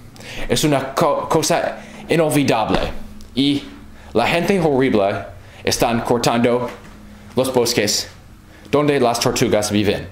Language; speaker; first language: Spanish; non-native, learner; English